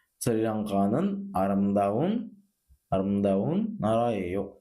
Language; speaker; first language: Korean; non-native, fluent; Sinhala